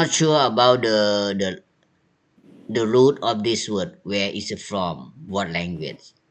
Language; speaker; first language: English; non-native, learner; Thai